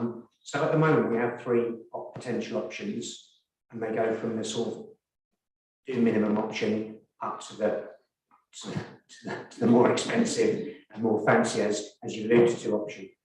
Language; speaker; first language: English; native; English